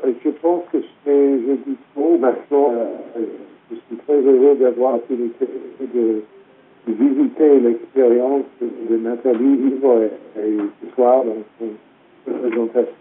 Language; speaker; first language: French; non-native, fluent; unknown